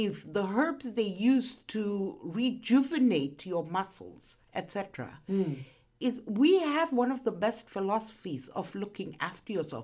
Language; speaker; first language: English; non-native, local second language; Gujarati